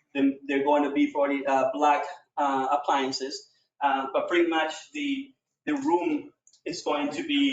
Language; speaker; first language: English; non-native, fluent; Spanish